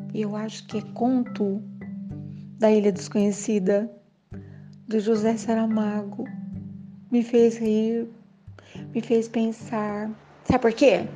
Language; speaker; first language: Portuguese; native; Portuguese